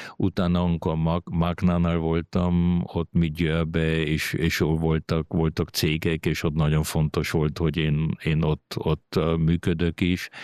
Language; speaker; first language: Hungarian; early bilingual, heritage; Hungarian